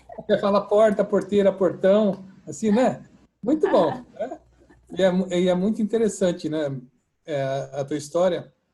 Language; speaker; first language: Portuguese; native; Portuguese